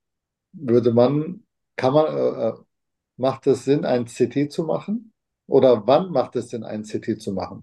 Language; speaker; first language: German; non-native, fluent; Turkish